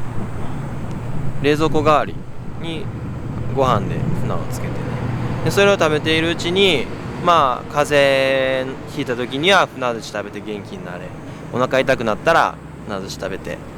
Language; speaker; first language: Japanese; native; Japanese